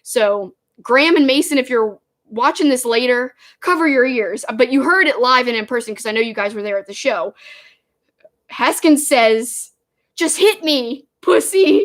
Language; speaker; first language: English; native; English